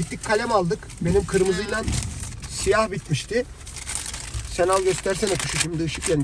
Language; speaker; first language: Turkish; native; Turkish